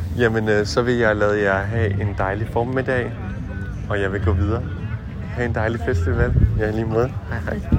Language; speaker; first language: Danish; native; Danish